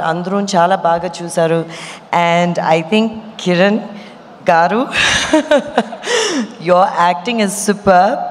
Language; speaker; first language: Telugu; non-native, fluent; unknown